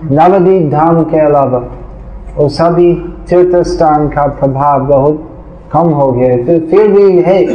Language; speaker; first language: Hindi; non-native, fluent; English